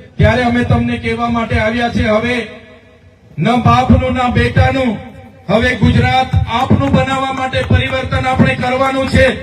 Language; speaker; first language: Gujarati; non-native, local second language; Vasavi